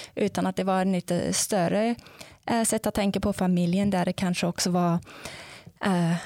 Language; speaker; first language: Swedish; non-native, fluent; English